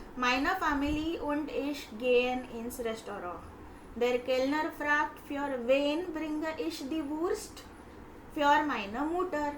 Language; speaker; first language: German; non-native, fluent; Hindi